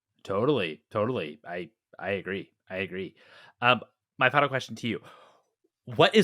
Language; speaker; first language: English; native; English